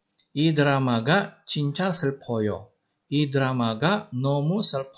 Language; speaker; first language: Korean; non-native, fluent; Indonesian